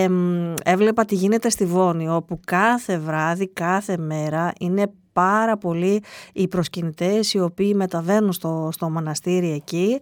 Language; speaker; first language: Greek; native; Greek